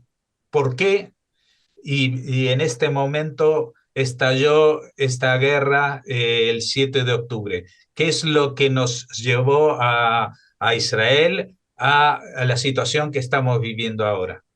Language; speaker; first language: Spanish; native; Spanish